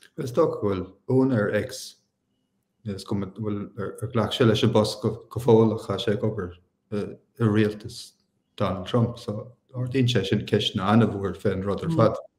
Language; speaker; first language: Irish; native; Irish